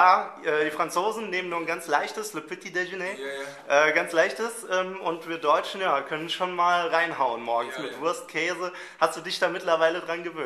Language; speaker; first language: German; native; German